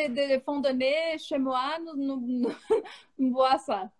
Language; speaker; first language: French; non-native, fluent; Portuguese